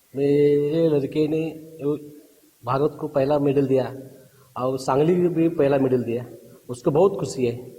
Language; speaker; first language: Hindi; non-native, local second language; Marathi